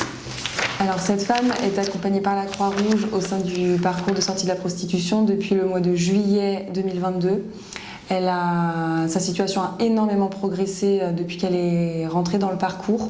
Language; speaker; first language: French; native; French